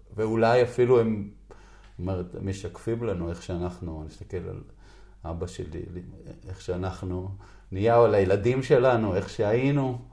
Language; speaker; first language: Hebrew; native; Hebrew